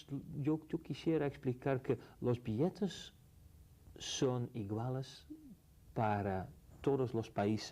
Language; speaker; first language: Spanish; non-native, fluent; Dutch